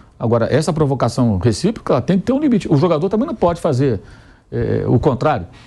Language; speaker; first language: Portuguese; native; Portuguese